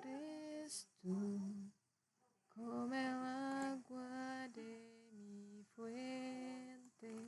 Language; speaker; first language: Spanish; non-native, learner; Indonesian